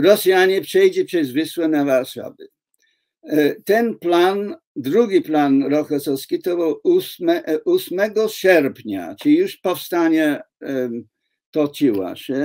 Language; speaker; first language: Polish; non-native, fluent; English